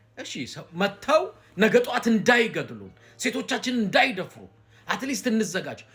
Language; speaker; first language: Amharic; native; Amharic